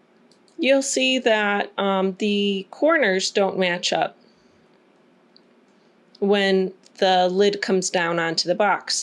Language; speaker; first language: English; native; English